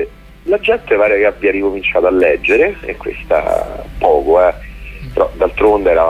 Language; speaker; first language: Italian; native; Italian